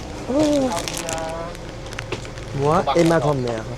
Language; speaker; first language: French; non-native, fluent; Vietnamese